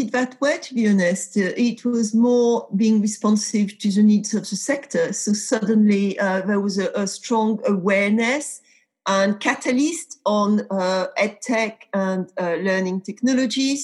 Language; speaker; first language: English; non-native, fluent; French